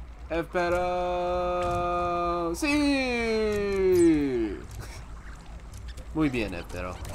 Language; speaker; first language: Spanish; non-native, learner; English